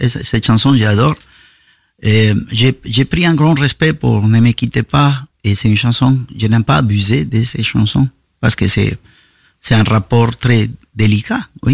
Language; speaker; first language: French; non-native, fluent; Spanish